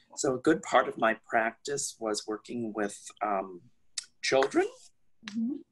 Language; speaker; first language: English; native; English